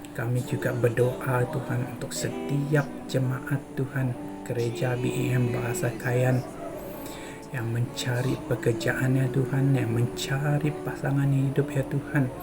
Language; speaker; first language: Malay; non-native, local second language; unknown